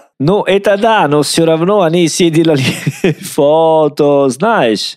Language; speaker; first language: Russian; non-native, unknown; Italian